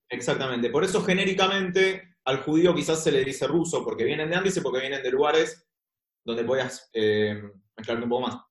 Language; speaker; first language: Spanish; native; Spanish